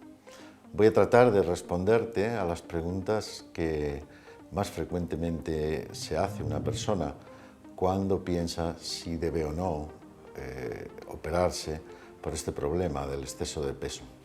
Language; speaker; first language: Spanish; native; Spanish